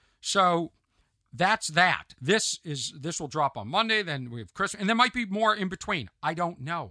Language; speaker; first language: English; native; English